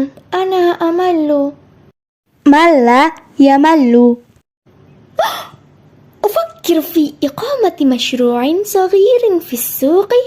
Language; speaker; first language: Arabic; non-native, learner; Indonesian